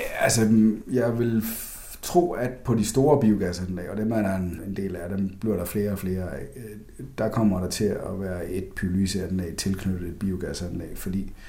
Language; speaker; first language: Danish; native; Danish